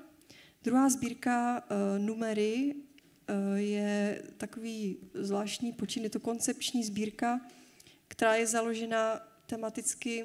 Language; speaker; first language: Czech; native; Czech